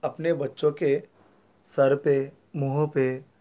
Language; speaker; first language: Hindi; non-native, local second language; Marathi